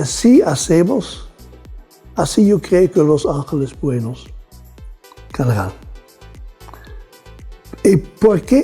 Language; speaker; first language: Spanish; non-native, fluent; Dutch